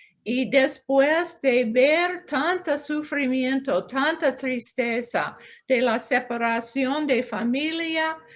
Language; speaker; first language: Spanish; non-native, local second language; English